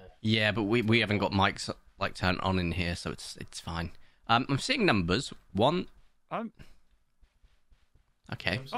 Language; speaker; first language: English; native; English